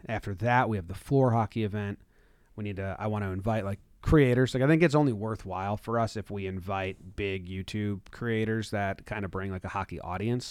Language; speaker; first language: English; native; English